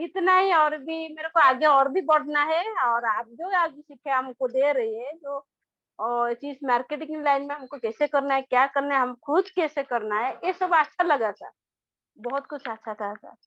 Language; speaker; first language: Hindi; non-native, local second language; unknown